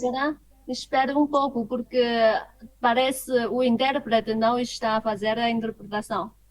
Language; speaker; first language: Portuguese; non-native, fluent; Chinese